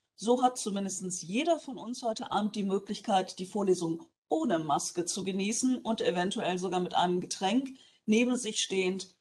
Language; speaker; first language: German; native; German